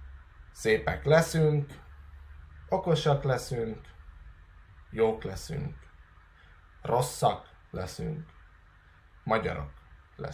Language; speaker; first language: Hungarian; non-native, fluent; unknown